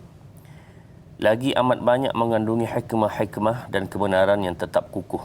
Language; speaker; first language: Malay; native; Malay